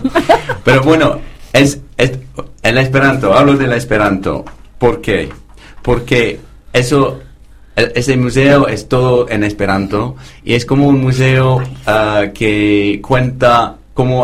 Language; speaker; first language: Spanish; non-native, fluent; English